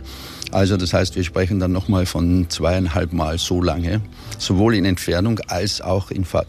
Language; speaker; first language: German; native; German